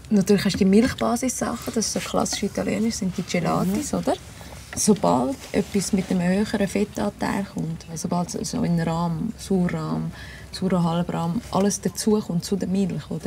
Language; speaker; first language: German; native; German